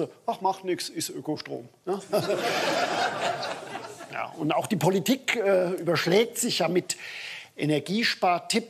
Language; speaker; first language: German; native; German